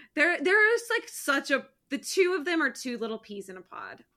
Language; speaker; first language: English; native; English